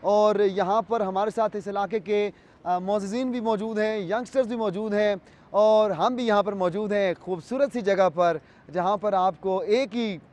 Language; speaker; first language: Urdu; non-native, local second language; Pahari-Potwari